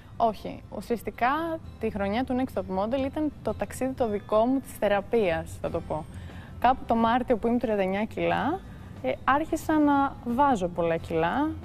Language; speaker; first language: Greek; early bilingual, heritage; Greek